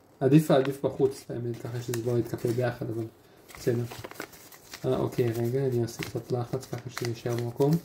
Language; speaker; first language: Hebrew; non-native, fluent; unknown